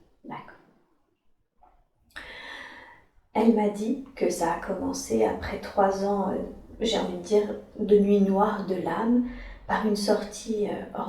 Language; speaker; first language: French; native; French